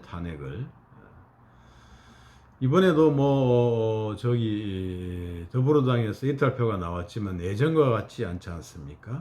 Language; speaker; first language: Korean; native; Korean